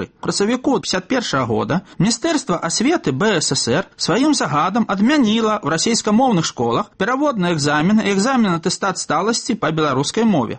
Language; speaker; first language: Belarusian; native; Belarusian